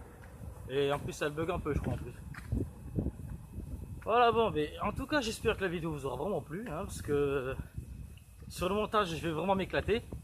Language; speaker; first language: French; native; French